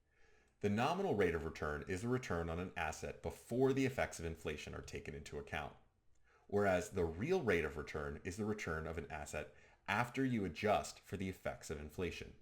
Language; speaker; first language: English; native; English